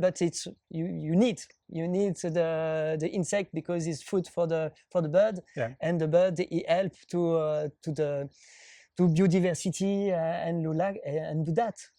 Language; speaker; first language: English; non-native, learner; French